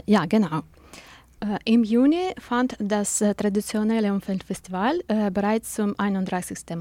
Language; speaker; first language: German; non-native, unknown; Ukrainian